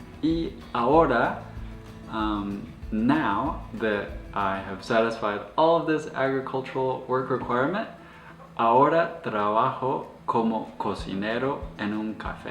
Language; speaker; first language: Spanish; non-native, fluent; English